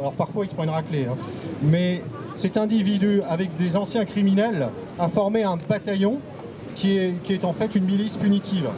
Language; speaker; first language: French; native; French